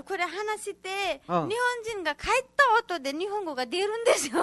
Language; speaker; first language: Japanese; non-native, learner; Nepali